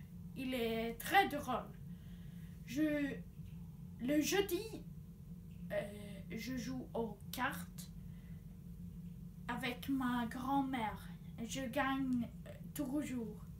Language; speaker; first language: French; non-native, learner; Swedish